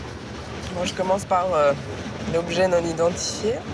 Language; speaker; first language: French; native; French